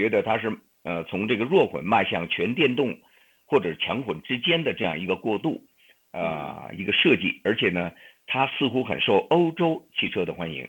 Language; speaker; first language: Chinese; native; Chinese